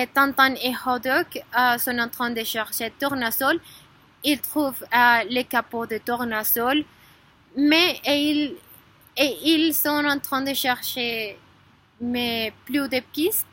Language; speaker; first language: French; non-native, learner; Spanish